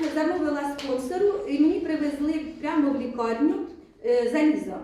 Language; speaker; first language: Ukrainian; non-native, local second language; Russian